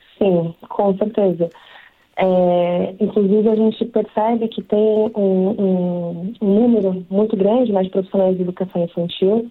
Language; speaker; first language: Portuguese; native; Portuguese